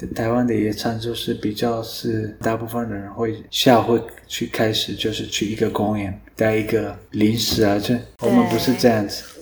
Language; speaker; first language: Chinese; non-native, learner; Kurdish